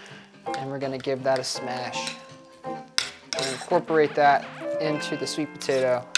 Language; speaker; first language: English; native; English